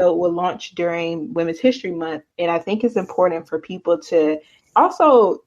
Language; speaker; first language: English; native; English